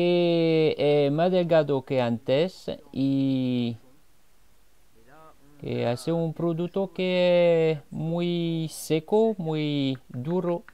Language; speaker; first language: Spanish; non-native, fluent; French